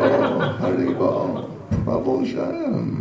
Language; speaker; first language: Russian; non-native, learner; English